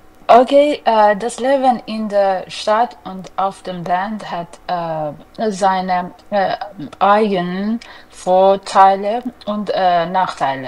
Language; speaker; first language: German; non-native, learner; Persian